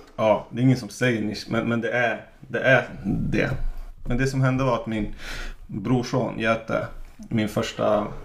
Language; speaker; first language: Swedish; native; Swedish